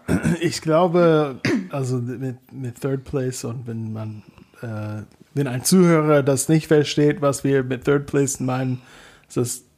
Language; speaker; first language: German; non-native, fluent; English